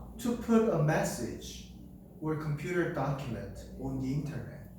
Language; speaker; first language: Korean; native; Korean